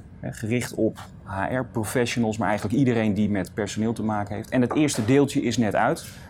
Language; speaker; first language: Dutch; native; Dutch